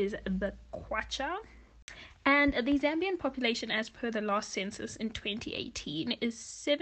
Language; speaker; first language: English; native; English